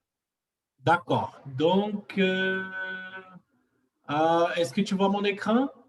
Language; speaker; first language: French; non-native, fluent; Portuguese